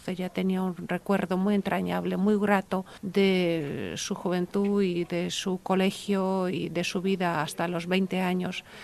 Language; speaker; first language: Spanish; early bilingual, heritage; Russian